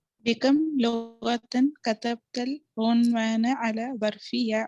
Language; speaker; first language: Arabic; non-native, learner; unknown